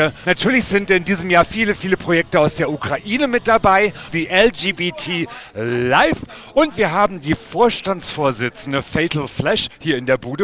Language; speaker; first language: German; native; German